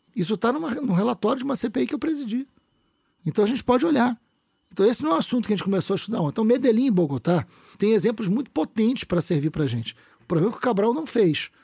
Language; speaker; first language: Portuguese; native; Portuguese